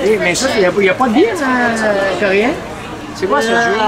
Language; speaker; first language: French; native; French